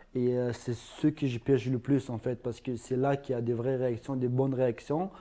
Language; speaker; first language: French; non-native, fluent; Ingush